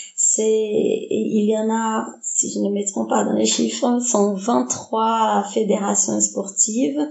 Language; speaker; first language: French; non-native, fluent; Portuguese